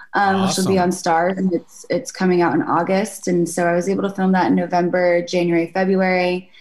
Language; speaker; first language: English; native; English